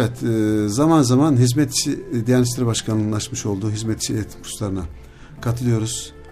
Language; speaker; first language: Turkish; native; Turkish